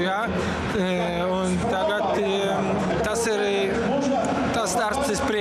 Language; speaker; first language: Latvian; non-native, learner; Russian